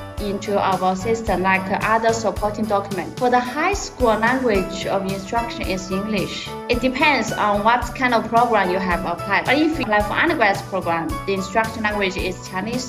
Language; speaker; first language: English; non-native, fluent; Chinese